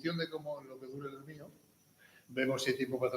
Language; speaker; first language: Spanish; native; Spanish